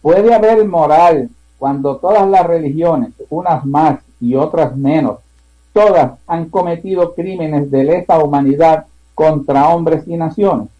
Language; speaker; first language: Spanish; native; Spanish